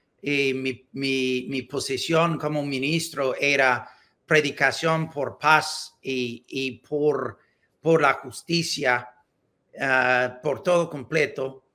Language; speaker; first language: Spanish; non-native, learner; English